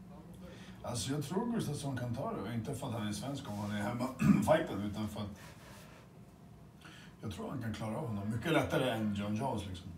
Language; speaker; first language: Swedish; early bilingual, other home language; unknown